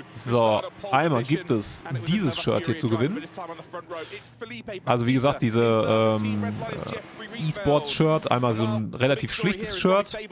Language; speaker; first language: German; native; German